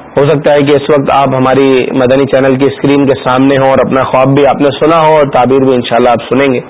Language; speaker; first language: Urdu; native; Urdu